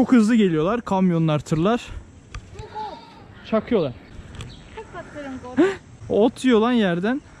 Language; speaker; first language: Turkish; native; Turkish